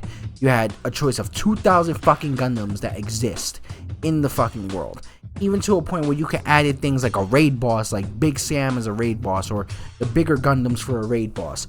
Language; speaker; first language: English; native; English